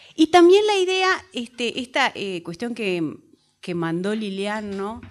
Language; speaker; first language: Spanish; native; Spanish